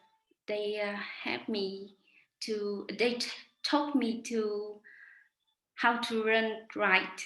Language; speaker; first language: English; non-native, learner; Vietnamese